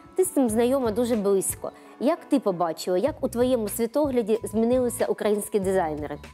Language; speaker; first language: Ukrainian; native; Ukrainian